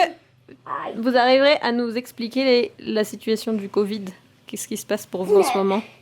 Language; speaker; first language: French; native; French